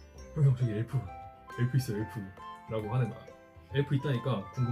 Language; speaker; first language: Korean; native; Korean